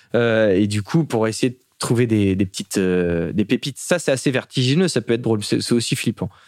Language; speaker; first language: French; native; French